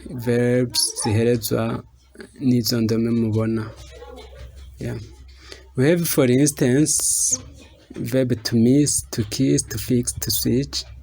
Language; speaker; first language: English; non-native, fluent; Rundi